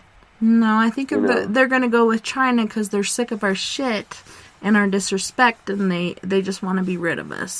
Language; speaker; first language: English; native; English